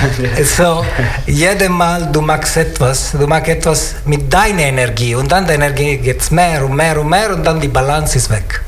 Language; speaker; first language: German; non-native, learner; Italian